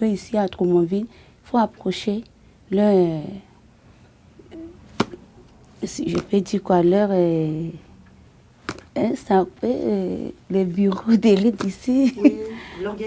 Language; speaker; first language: French; non-native, learner; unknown